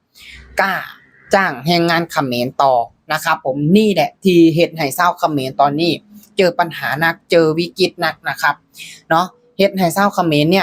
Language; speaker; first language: Thai; non-native, local second language; Lao